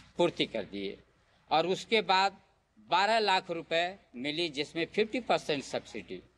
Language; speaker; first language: Hindi; native; Hindi